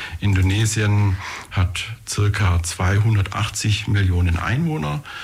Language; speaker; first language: German; native; German